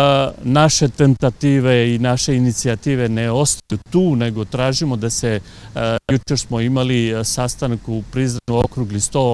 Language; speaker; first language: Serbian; non-native, local second language; Romany